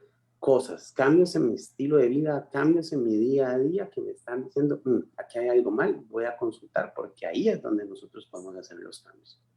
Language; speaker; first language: Spanish; native; Spanish